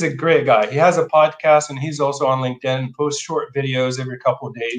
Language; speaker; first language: English; non-native, fluent; Arabic